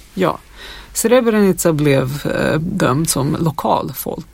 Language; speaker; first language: Swedish; non-native, fluent; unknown